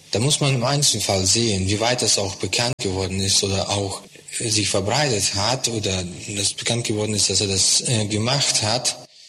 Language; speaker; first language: German; non-native, fluent; Russian